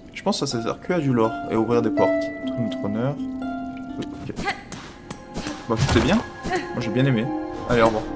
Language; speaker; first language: French; native; French